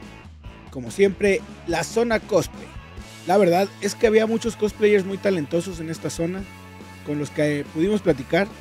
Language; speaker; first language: Spanish; native; Spanish